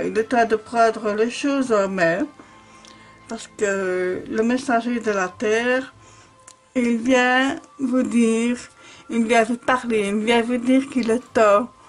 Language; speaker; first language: French; native; French